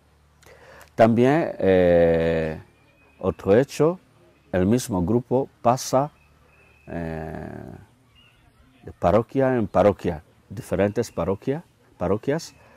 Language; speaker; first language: Spanish; non-native, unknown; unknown